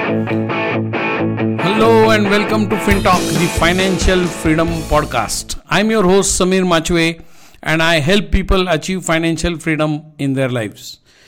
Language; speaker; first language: English; non-native, local second language; Marathi